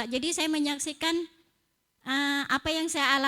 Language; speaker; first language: Indonesian; native; Indonesian